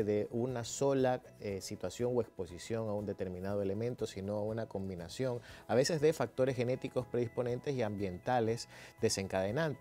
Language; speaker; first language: Spanish; native; Spanish